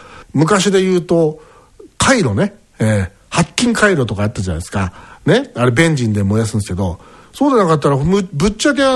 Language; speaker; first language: Japanese; native; Japanese